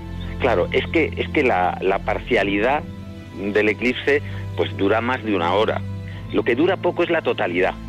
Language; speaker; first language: Spanish; native; Spanish